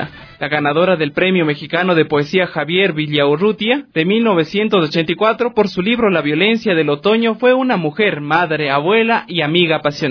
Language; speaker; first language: Spanish; native; Spanish